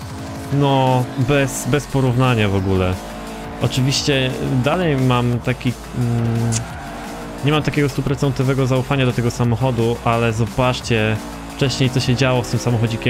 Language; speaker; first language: Polish; native; Polish